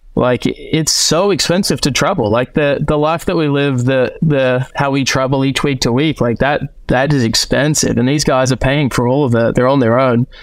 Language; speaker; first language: English; native; English